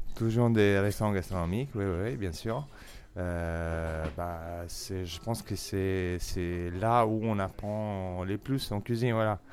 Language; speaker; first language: French; non-native, fluent; Italian